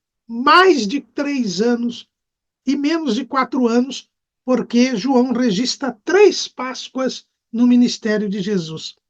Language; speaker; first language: Portuguese; native; Portuguese